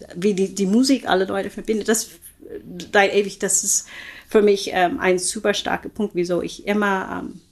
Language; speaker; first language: German; non-native, fluent; English